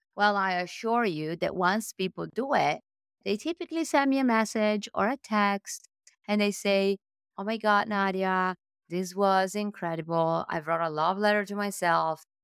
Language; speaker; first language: English; non-native, fluent; Italian